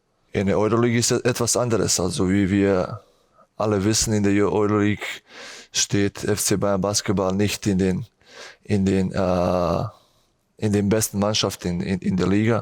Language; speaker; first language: German; non-native, fluent; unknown